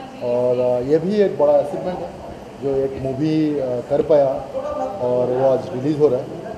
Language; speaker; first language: Hindi; non-native, local second language; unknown